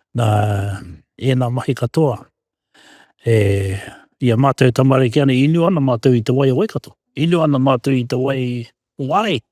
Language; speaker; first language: Māori; native; Māori